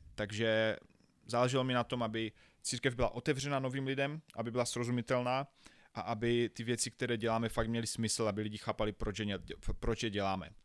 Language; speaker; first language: Czech; native; Czech